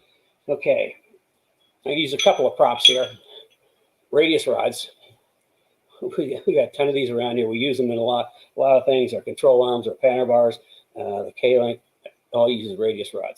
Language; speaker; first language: English; native; English